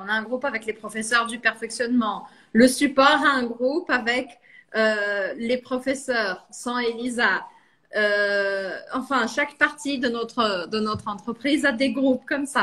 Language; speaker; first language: French; non-native, fluent; Portuguese